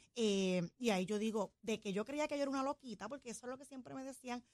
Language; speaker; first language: Spanish; native; Spanish